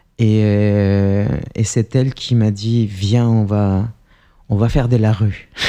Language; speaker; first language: French; non-native, fluent; Spanish